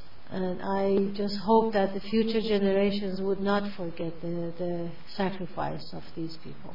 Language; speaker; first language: English; non-native, fluent; Persian